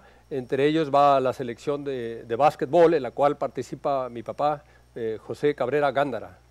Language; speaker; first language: Spanish; native; Spanish